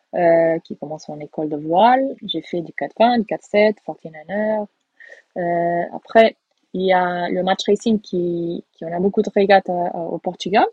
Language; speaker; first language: French; non-native, fluent; Portuguese